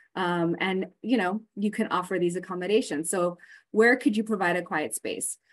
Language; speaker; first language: English; native; English